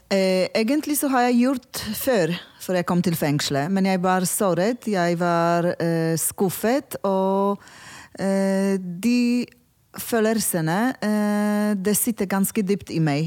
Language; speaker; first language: Norwegian; non-native, fluent; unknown